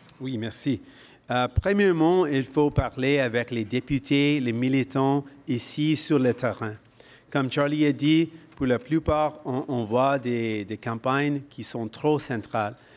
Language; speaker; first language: French; non-native, local second language; English